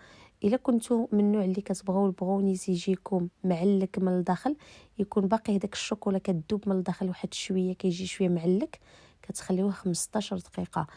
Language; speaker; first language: Arabic; native; Arabic